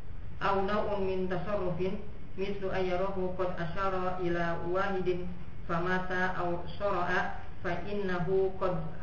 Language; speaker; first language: Arabic; non-native, learner; Indonesian